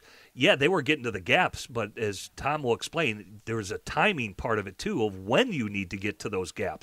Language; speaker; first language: English; native; English